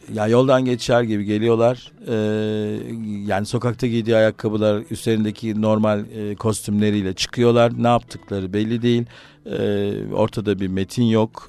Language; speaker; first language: Turkish; native; Turkish